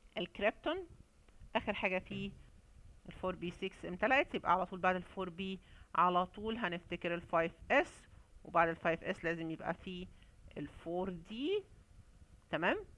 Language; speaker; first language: Arabic; native; Arabic